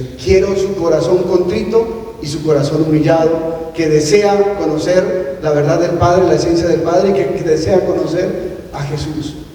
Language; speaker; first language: Spanish; native; Spanish